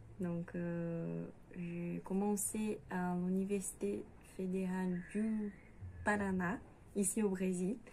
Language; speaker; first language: French; non-native, fluent; Portuguese